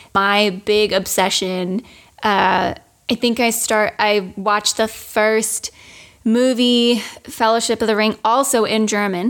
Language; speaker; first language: English; non-native, fluent; German